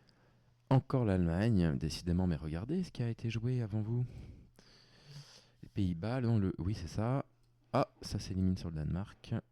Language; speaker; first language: French; native; French